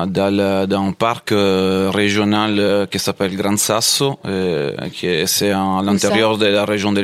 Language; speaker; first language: French; non-native, fluent; Italian